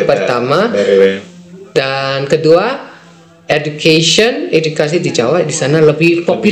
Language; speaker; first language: Indonesian; non-native, fluent; Dutch